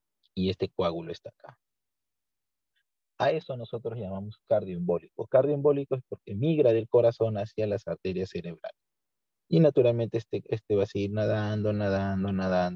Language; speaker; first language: Spanish; native; Spanish